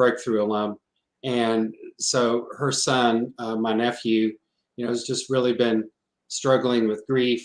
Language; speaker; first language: English; native; English